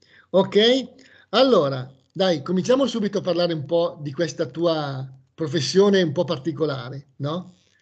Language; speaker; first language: Italian; native; Italian